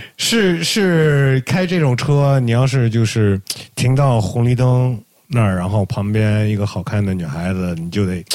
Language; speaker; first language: Chinese; native; Chinese